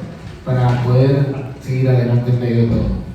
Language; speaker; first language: Spanish; native; Spanish